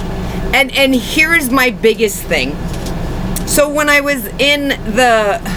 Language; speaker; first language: English; native; English